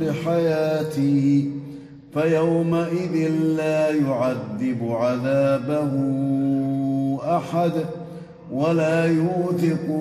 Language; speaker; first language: Arabic; native; Arabic